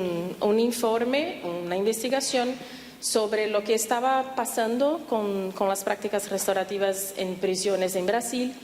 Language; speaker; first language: Spanish; non-native, fluent; Portuguese